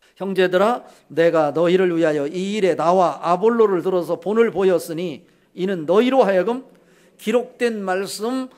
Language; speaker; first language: Korean; native; Korean